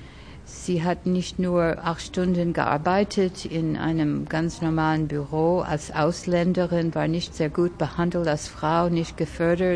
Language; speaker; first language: German; early bilingual, other home language; French